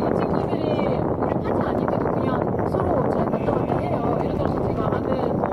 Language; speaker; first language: Korean; non-native, fluent; Russian